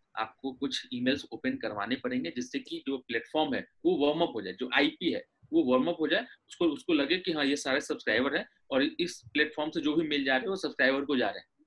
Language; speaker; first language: Hindi; native; Hindi